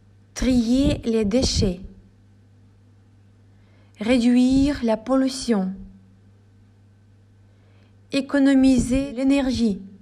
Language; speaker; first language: French; non-native, fluent; Ukrainian